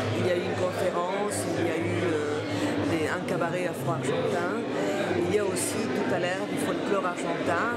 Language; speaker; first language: French; non-native, fluent; Spanish